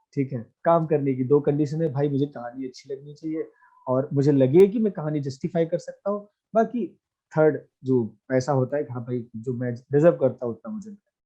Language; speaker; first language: Hindi; native; Hindi